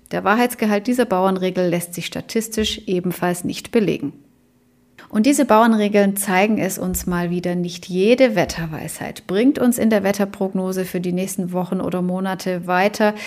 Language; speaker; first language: German; native; German